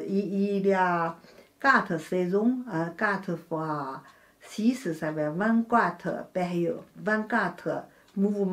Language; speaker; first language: French; non-native, fluent; Chinese